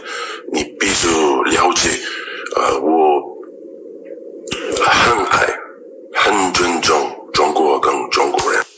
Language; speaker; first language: Chinese; non-native, learner; English